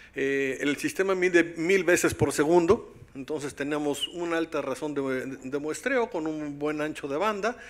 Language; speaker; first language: Spanish; native; Spanish